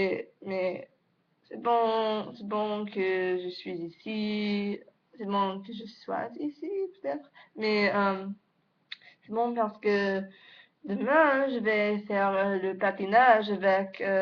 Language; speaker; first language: French; non-native, learner; English